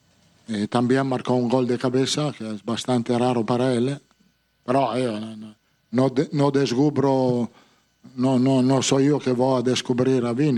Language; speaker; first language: Portuguese; non-native, fluent; Italian